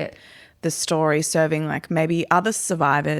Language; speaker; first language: English; native; English